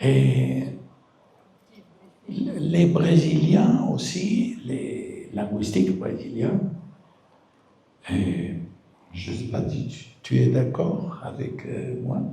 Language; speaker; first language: French; non-native, fluent; Spanish